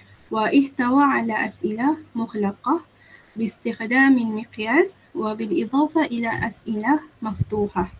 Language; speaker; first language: Arabic; non-native, learner; Malay